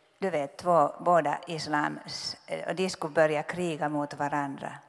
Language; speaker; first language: Swedish; non-native, local second language; Finnish